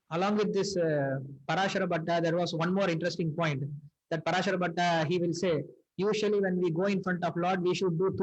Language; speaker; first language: English; non-native, local second language; Tamil